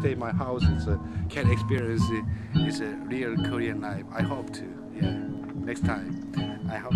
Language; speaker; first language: English; non-native, learner; Korean